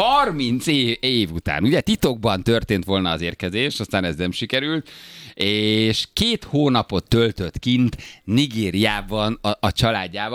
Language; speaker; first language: Hungarian; native; Hungarian